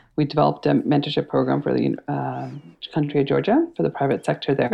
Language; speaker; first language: English; native; English